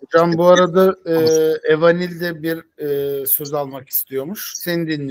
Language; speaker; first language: Turkish; native; Turkish